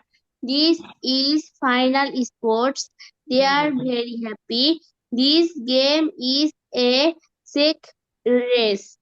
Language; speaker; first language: English; non-native, learner; Bangla